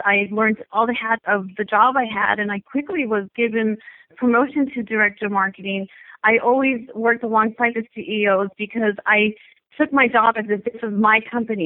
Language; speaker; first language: English; native; English